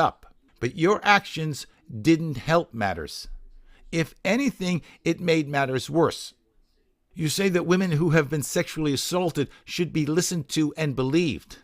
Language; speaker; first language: English; native; English